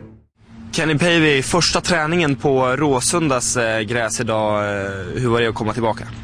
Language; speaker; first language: Swedish; native; Swedish